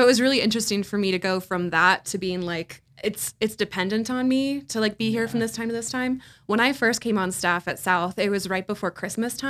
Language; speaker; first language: English; native; English